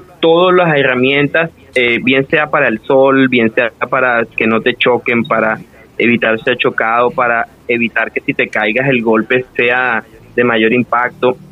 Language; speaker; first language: Spanish; native; Spanish